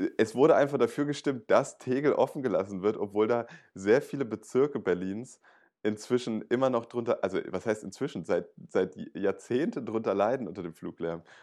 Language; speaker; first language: German; native; German